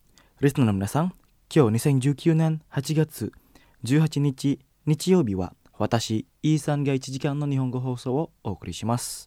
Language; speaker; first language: Japanese; non-native, fluent; Indonesian